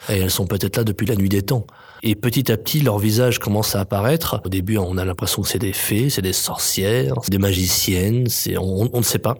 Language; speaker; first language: French; native; French